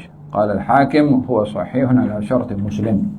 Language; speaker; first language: Arabic; non-native, fluent; Malay